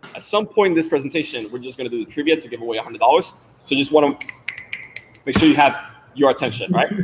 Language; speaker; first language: English; non-native, fluent; Spanish